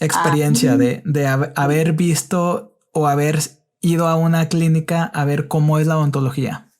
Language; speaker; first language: Spanish; native; Spanish